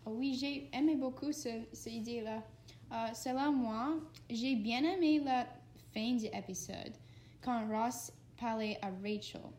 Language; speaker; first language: French; non-native, learner; English